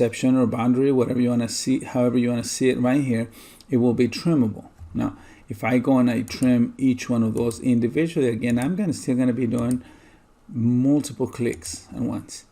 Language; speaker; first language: English; native; English